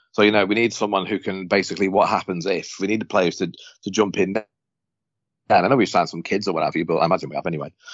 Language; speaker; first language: English; native; English